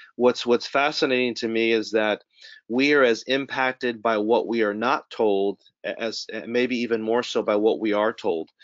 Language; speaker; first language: English; native; English